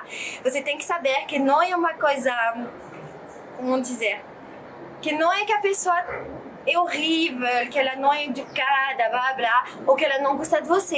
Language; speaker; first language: Portuguese; non-native, fluent; French